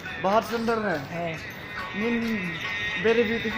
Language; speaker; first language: Hindi; non-native, local second language; Khasi